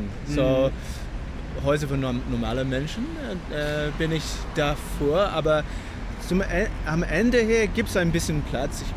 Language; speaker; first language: German; non-native, learner; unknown